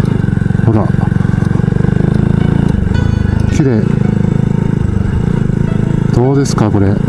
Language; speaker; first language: Japanese; native; Japanese